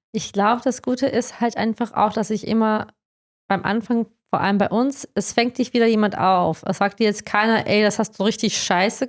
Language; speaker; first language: German; native; German